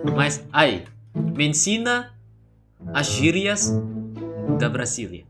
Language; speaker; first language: Portuguese; non-native, fluent; Indonesian